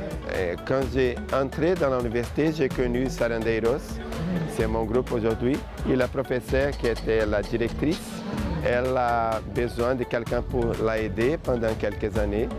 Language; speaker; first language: French; non-native, fluent; Portuguese